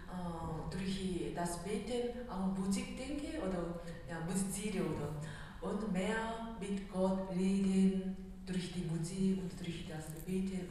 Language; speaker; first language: German; non-native, learner; Korean